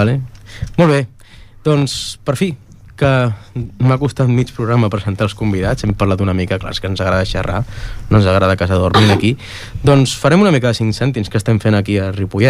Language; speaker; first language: Catalan; native; Catalan